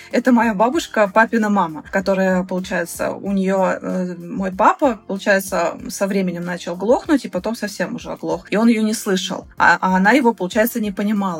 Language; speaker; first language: Russian; native; Russian